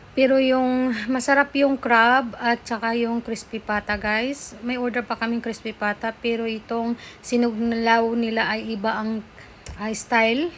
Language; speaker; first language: Filipino; non-native, local second language; Cebuano